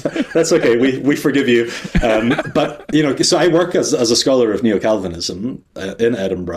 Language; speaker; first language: English; native; English